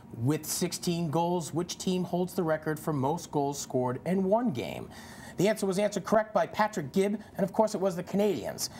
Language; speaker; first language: English; native; English